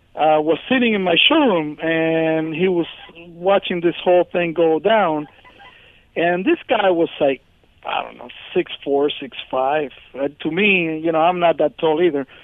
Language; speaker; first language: English; early bilingual, other home language; Spanish